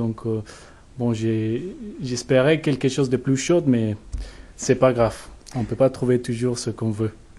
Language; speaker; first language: French; non-native, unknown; Spanish